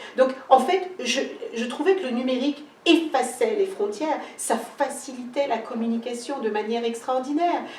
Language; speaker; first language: French; early bilingual, other home language; Kabuverdianu